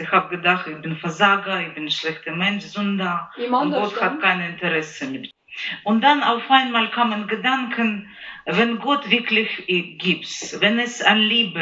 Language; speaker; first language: German; non-native, learner; Ukrainian